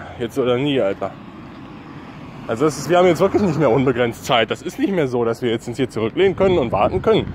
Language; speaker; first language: German; native; German